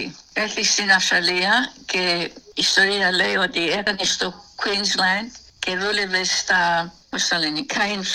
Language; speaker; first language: Greek; early bilingual, heritage; Greek